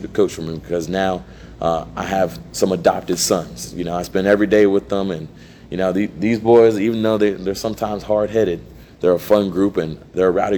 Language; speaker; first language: English; native; English